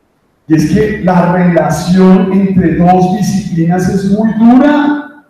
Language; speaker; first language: Spanish; native; Spanish